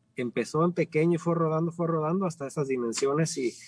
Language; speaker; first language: Spanish; native; Spanish